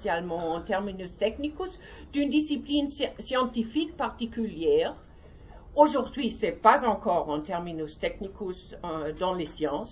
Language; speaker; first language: French; non-native, learner; German